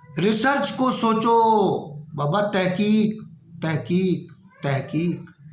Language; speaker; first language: Urdu; non-native, local second language; Punjabi